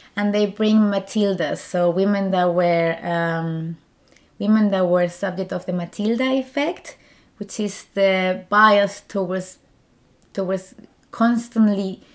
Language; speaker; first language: English; non-native, fluent; Spanish